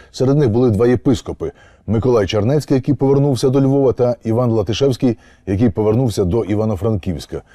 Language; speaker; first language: Ukrainian; native; Ukrainian